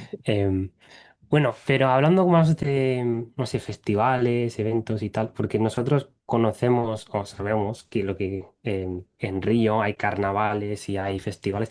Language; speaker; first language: Spanish; non-native, fluent; English